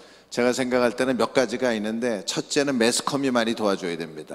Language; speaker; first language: Korean; native; Korean